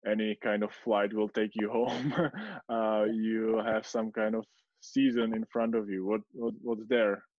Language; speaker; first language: English; non-native, fluent; Czech